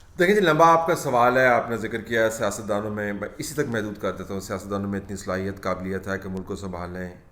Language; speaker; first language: Urdu; native; Urdu